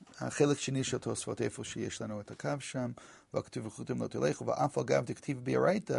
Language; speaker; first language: Hebrew; non-native, fluent; English